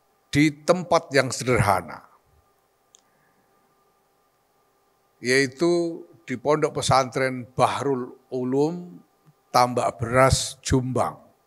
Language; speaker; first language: Indonesian; native; Indonesian